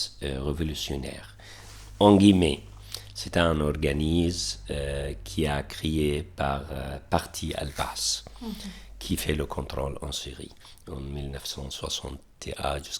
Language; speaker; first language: French; non-native, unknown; Arabic